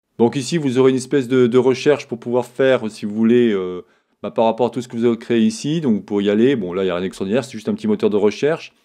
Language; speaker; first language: French; native; French